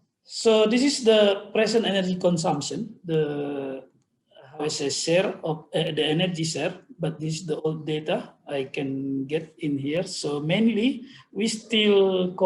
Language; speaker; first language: English; non-native, fluent; Indonesian